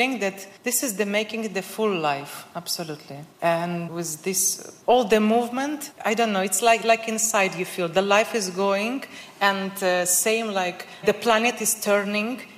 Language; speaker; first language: English; non-native, learner; Russian